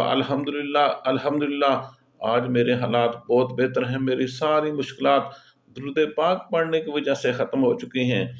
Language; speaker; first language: Urdu; native; Urdu